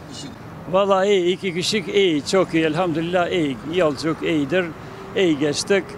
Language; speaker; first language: Turkish; non-native, fluent; Albanian